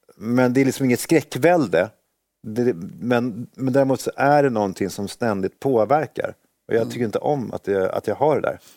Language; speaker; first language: Swedish; native; Swedish